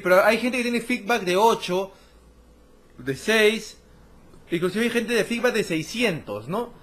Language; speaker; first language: Spanish; native; Spanish